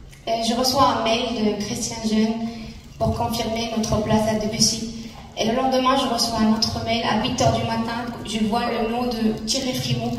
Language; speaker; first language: French; non-native, local second language; Arabic